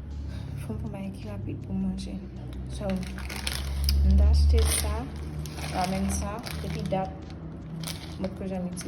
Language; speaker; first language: French; non-native, learner; Haitian Creole